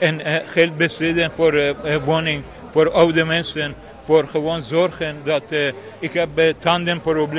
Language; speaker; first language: Dutch; non-native, learner; Persian